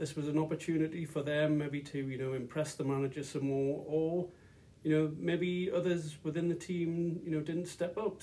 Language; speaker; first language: English; native; English